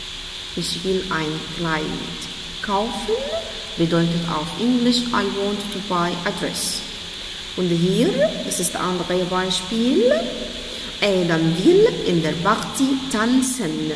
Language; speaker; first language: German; non-native, fluent; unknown